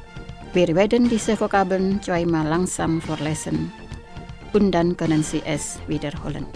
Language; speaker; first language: German; non-native, fluent; Indonesian